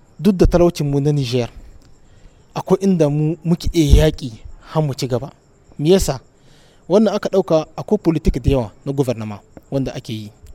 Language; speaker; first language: Hausa; non-native, local second language; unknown